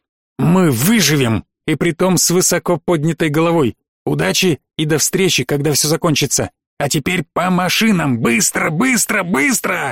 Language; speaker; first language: Russian; native; Russian